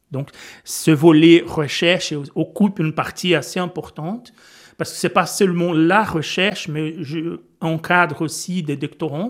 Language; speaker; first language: French; non-native, fluent; Portuguese